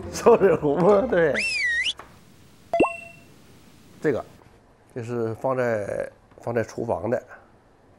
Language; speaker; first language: Chinese; non-native, learner; English